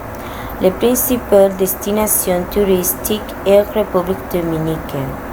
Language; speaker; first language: French; non-native, learner; Spanish